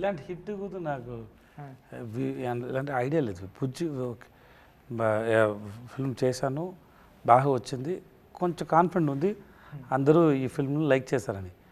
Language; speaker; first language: Telugu; non-native, local second language; Tamil